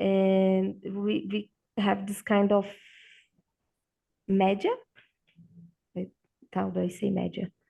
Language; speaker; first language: English; non-native, learner; Portuguese